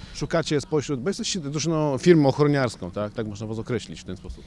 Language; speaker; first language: Polish; native; Polish